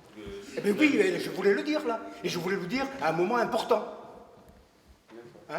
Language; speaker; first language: French; native; French